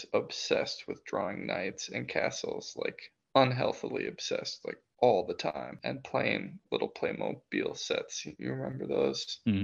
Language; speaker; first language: English; native; English